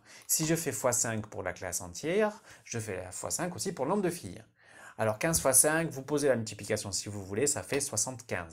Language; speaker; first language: French; native; French